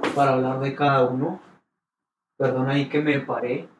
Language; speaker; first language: Spanish; native; Spanish